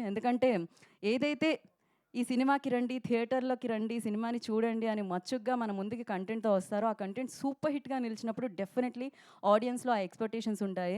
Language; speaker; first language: Telugu; native; Telugu